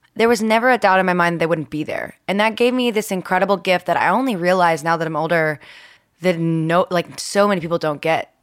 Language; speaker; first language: English; early bilingual, other home language; Spanish